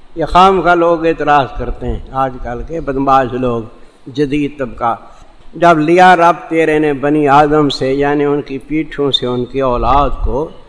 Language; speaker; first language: Urdu; non-native, local second language; Saraiki